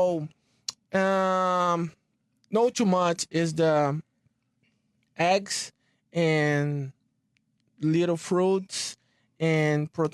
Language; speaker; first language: English; non-native, learner; Portuguese